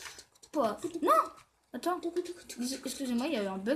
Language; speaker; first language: French; native; French